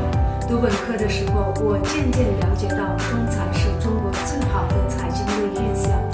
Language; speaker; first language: Chinese; non-native, fluent; Turkmen